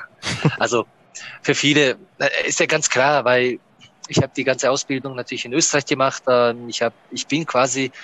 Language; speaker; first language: German; non-native, fluent; Japanese